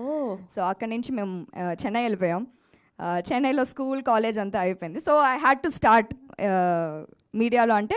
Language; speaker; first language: Telugu; early bilingual, heritage; Telugu